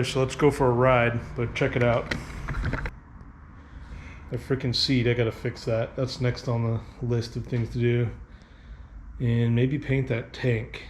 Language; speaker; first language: English; native; English